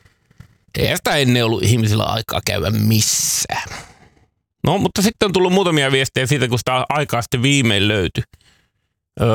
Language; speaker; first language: Finnish; native; Finnish